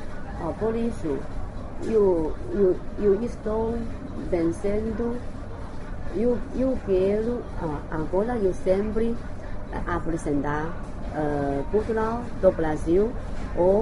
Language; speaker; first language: Portuguese; non-native, learner; Chinese